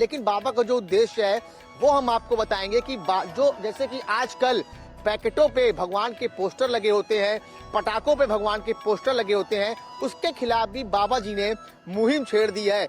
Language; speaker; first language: Hindi; native; Hindi